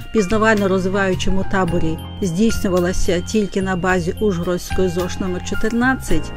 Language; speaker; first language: Ukrainian; native; Ukrainian